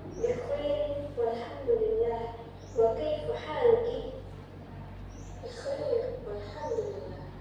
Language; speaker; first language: Arabic; non-native, learner; Indonesian